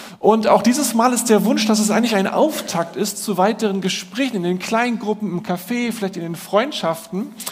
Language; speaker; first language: German; native; German